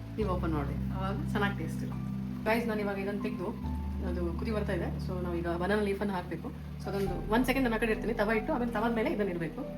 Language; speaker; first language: Kannada; native; Kannada